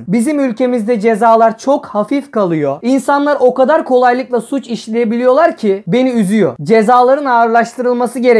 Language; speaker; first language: Turkish; native; Turkish